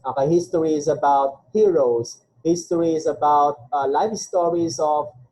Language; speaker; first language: English; non-native, local second language; Filipino